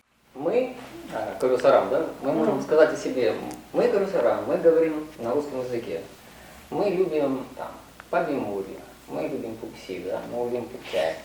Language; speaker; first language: Russian; non-native, learner; Korean